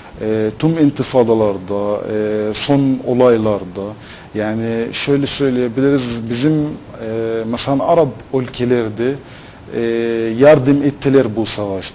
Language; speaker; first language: Turkish; non-native, fluent; Arabic